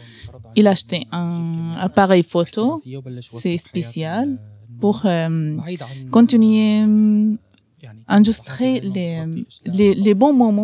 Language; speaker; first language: French; non-native, learner; Arabic